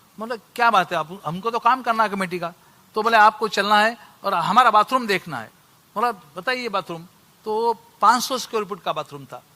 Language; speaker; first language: Hindi; non-native, local second language; Marathi